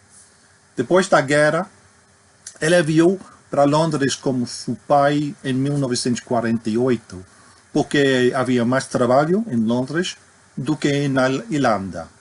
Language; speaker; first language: Portuguese; non-native, fluent; English